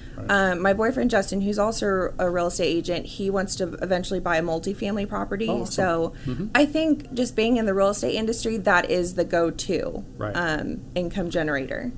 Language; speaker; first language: English; native; English